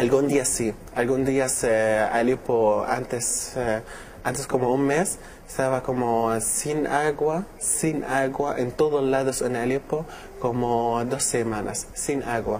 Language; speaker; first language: Spanish; non-native, learner; Arabic